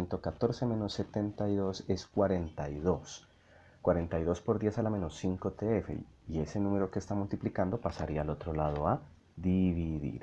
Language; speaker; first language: Spanish; native; Spanish